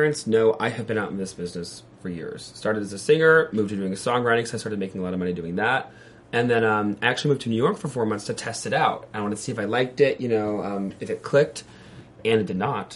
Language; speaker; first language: English; native; English